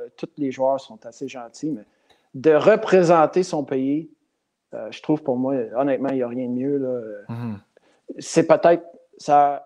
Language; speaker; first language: French; non-native, local second language; English